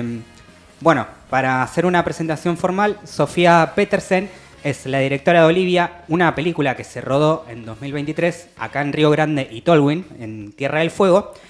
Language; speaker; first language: Spanish; native; Spanish